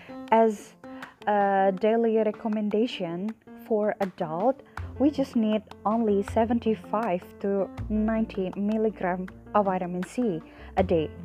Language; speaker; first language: English; non-native, fluent; Indonesian